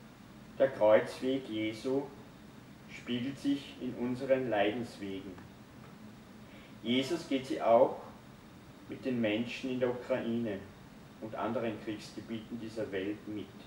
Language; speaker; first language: German; native; German